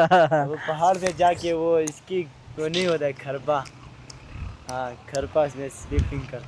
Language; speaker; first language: Hindi; non-native, local second language; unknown